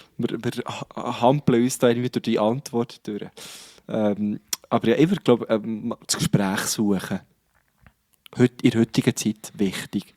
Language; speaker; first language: German; native; German